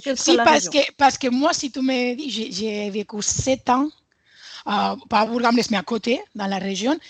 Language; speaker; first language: French; non-native, fluent; Spanish